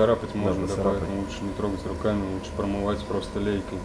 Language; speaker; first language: Russian; native; Russian